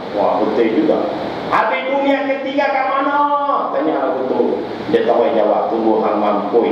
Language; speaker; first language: Malay; non-native, local second language; Tamil